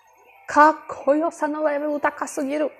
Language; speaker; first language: Japanese; non-native, fluent; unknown